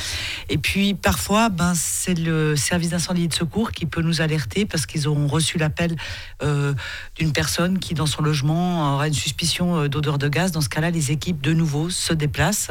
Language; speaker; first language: French; native; French